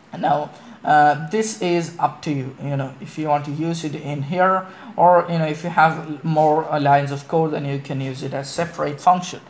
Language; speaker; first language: English; non-native, local second language; Malayalam